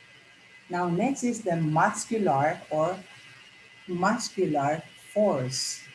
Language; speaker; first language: English; non-native, local second language; Filipino